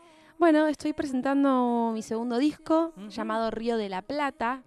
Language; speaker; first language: Spanish; native; Spanish